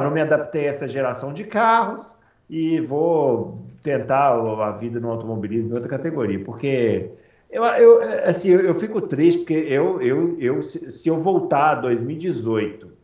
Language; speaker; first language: Portuguese; native; Portuguese